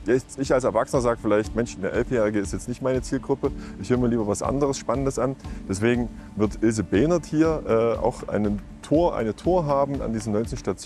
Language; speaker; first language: German; native; German